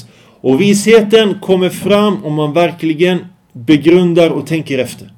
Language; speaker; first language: Swedish; early bilingual, other home language; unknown